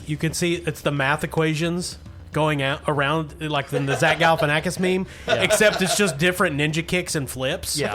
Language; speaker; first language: English; native; English